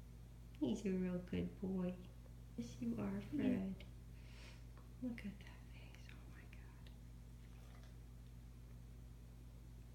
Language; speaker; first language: English; native; English